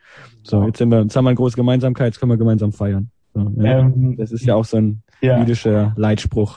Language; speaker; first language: German; native; German